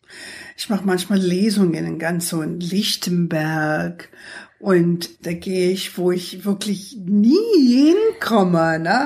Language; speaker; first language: German; non-native, fluent; English